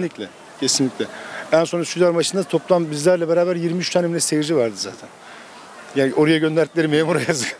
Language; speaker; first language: Turkish; native; Turkish